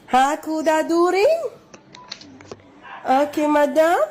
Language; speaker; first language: Arabic; non-native, learner; Amharic